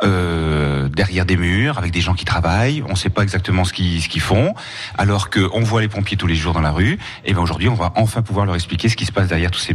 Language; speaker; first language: French; native; French